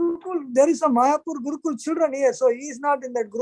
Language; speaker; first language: English; non-native, local second language; Hindi